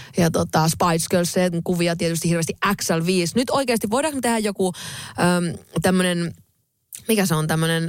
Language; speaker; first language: Finnish; native; Finnish